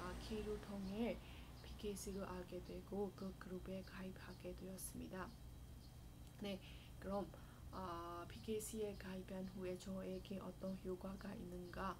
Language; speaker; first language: Korean; non-native, fluent; Burmese